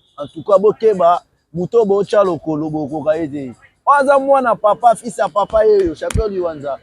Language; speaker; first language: Lingala; native; Lingala